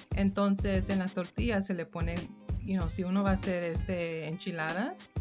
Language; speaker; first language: Spanish; non-native, fluent; English